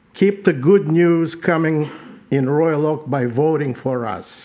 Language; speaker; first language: English; non-native, fluent; Ukrainian